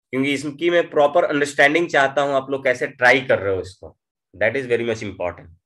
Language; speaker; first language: Hindi; native; Hindi